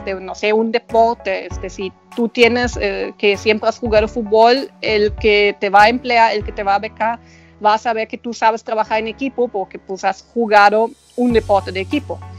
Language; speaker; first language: Spanish; non-native, fluent; German